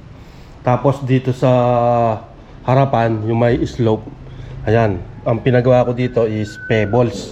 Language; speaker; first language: Filipino; native; Filipino